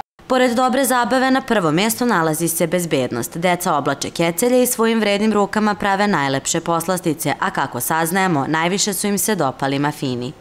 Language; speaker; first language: Serbian; native; Serbian